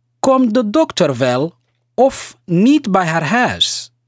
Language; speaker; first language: Dutch; non-native, learner; Somali